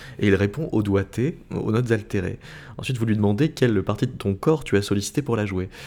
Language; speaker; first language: French; native; French